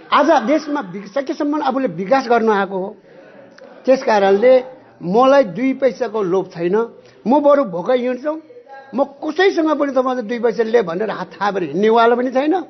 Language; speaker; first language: Nepali; non-native, local second language; Eastern Tamang